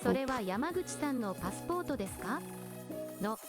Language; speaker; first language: Japanese; non-native, learner; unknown